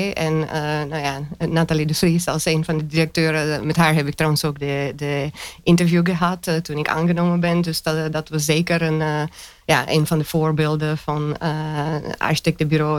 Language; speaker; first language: Dutch; non-native, fluent; Romanian